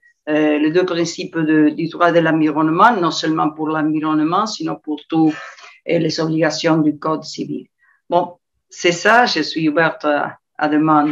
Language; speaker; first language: French; non-native, learner; Spanish